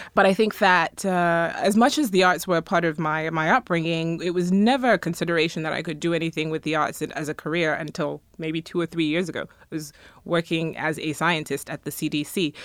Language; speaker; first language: English; non-native, local second language; Akan